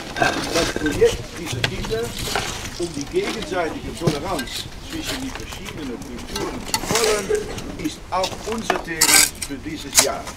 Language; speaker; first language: German; non-native, fluent; Dutch